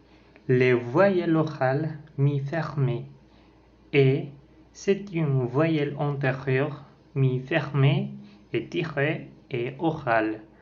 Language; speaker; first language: French; non-native, learner; Spanish